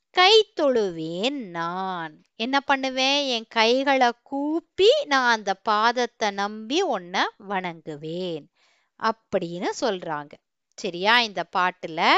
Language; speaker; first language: Tamil; native; Tamil